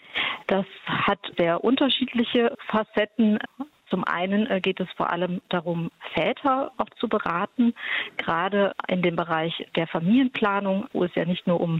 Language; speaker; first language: German; native; German